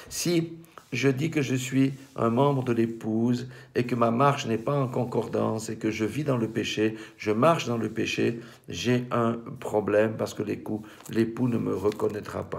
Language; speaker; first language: French; native; French